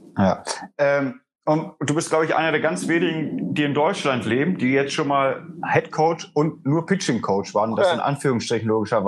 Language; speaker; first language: German; native; German